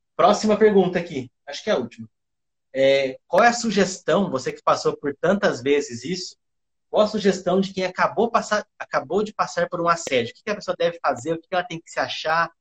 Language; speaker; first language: Portuguese; early bilingual, other home language; Japanese